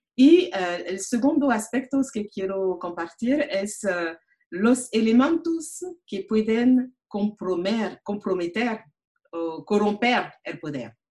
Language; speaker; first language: Spanish; non-native, learner; French